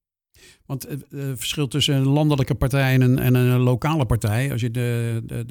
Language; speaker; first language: Dutch; native; Dutch